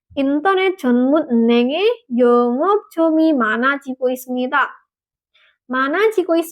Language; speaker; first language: Korean; non-native, fluent; Indonesian